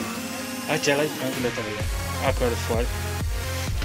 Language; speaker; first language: Italian; non-native, learner; Portuguese